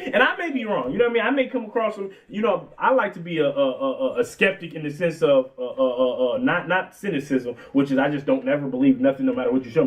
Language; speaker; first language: English; native; English